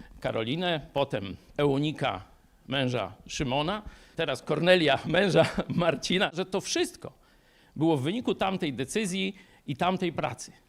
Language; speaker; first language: Polish; native; Polish